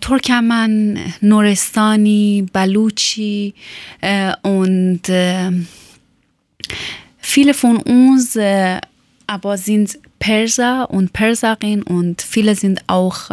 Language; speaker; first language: German; non-native, learner; Persian